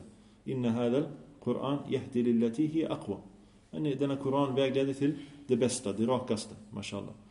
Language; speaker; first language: Swedish; early bilingual, other home language; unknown